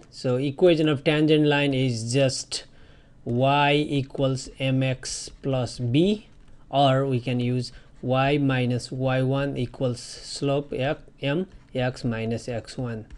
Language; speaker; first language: English; non-native, fluent; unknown